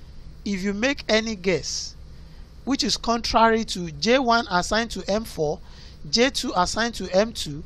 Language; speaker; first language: English; non-native, local second language; Yoruba